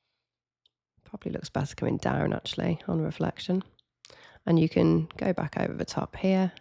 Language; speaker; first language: English; native; English